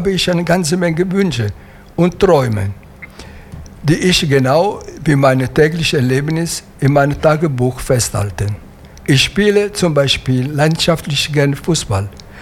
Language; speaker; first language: German; non-native, fluent; Italian